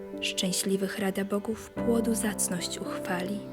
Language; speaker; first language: Polish; native; Polish